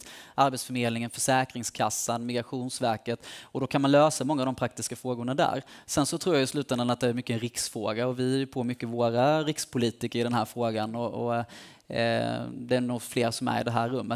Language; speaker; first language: Swedish; native; Swedish